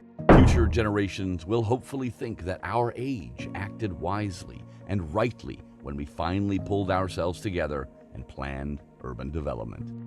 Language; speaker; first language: English; native; English